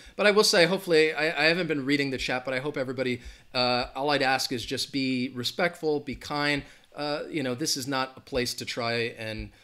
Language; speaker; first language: English; native; English